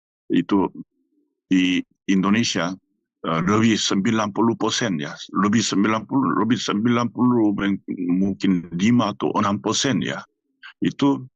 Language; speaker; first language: Indonesian; non-native, fluent; Korean